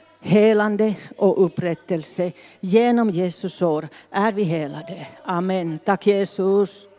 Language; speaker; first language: Swedish; non-native, fluent; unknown